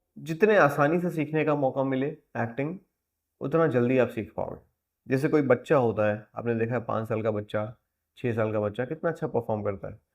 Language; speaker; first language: Hindi; native; Hindi